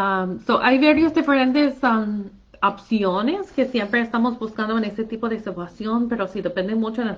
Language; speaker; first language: Spanish; non-native, fluent; English